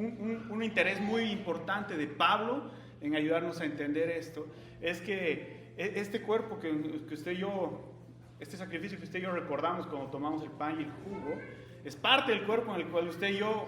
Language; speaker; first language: Spanish; native; Spanish